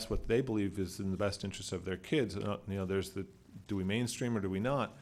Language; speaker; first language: English; native; English